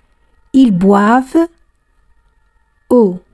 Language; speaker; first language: French; non-native, fluent; Spanish